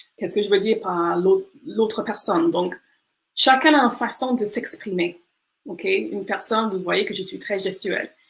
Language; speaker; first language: French; non-native, fluent; English